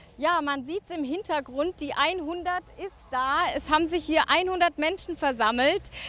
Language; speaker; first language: German; native; German